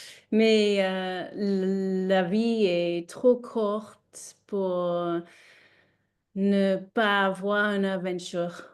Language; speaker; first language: French; non-native, learner; English